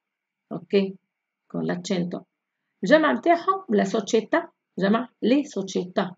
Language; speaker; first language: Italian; non-native, fluent; Arabic